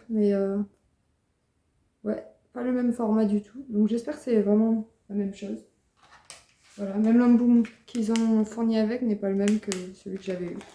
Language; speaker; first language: French; native; French